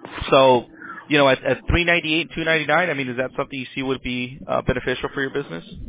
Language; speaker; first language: English; early bilingual, other home language; Spanish